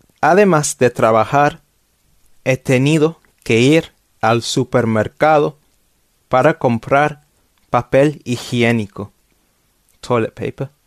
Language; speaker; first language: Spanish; non-native, fluent; English